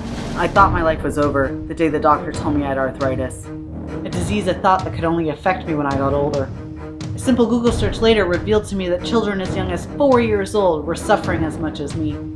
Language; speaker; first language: English; native; English